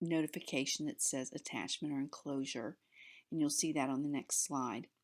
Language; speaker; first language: English; native; English